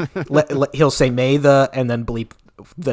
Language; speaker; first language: English; native; English